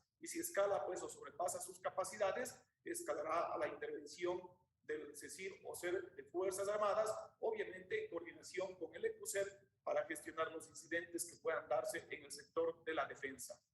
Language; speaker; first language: Spanish; native; Spanish